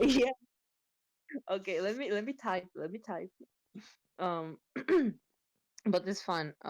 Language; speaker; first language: English; non-native, learner; Spanish